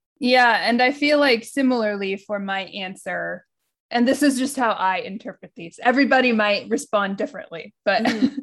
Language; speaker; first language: English; native; English